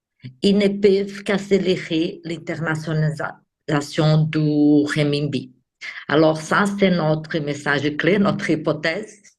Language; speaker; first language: French; non-native, fluent; Portuguese